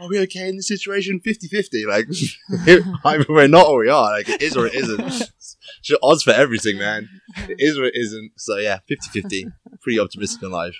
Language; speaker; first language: English; native; English